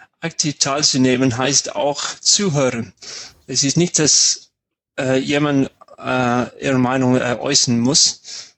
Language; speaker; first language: German; non-native, fluent; English